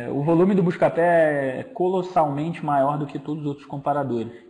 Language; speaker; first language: Portuguese; native; Portuguese